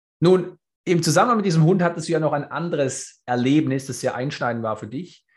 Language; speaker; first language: German; native; German